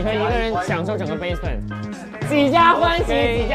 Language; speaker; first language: Chinese; native; Chinese